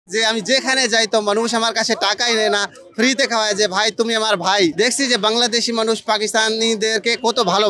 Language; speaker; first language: Bangla; non-native, fluent; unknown